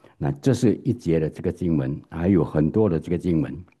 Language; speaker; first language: Chinese; native; Chinese